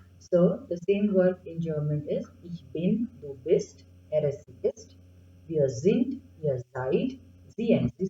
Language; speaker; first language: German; non-native, fluent; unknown